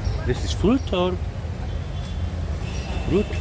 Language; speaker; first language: English; non-native, learner; Slovenian